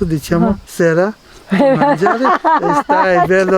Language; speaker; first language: Italian; non-native, learner; Georgian